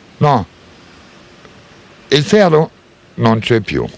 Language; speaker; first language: Italian; non-native, learner; German